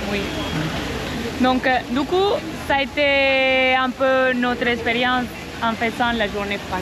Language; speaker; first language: French; non-native, fluent; Spanish